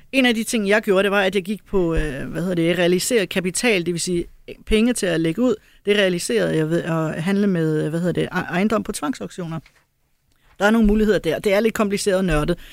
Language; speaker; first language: Danish; early bilingual, other home language; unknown